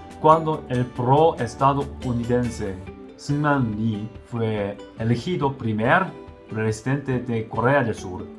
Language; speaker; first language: Spanish; non-native, learner; Korean